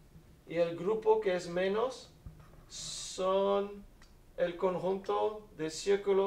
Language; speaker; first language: Spanish; non-native, fluent; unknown